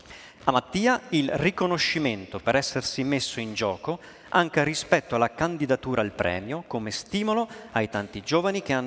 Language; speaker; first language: Italian; native; Italian